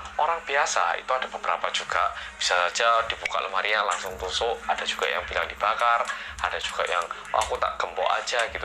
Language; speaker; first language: Indonesian; non-native, fluent; Korean